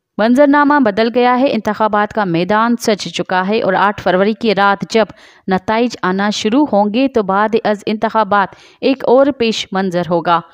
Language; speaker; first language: Urdu; non-native, local second language; Sindhi